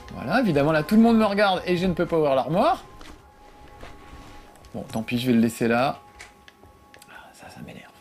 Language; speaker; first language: French; native; French